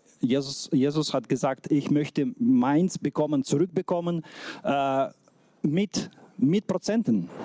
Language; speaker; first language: German; non-native, fluent; Russian